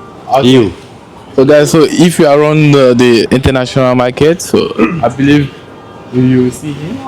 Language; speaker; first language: English; non-native, fluent; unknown